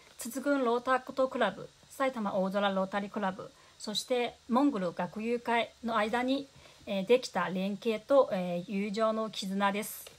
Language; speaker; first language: Japanese; non-native, fluent; Chinese